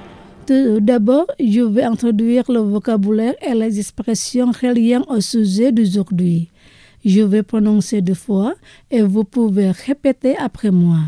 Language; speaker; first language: French; non-native, fluent; Indonesian